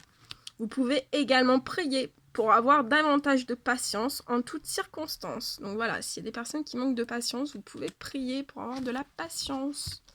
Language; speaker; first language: French; native; French